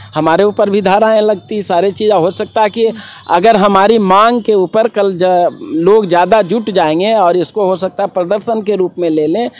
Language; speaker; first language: Hindi; native; Hindi